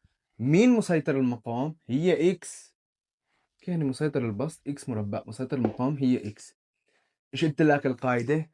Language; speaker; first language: Arabic; native; Arabic